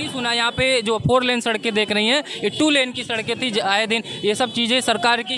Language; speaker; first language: Hindi; native; Hindi